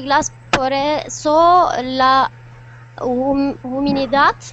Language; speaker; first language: Spanish; non-native, learner; Turkish